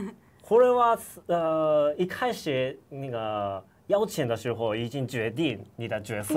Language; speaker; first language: Chinese; non-native, fluent; Japanese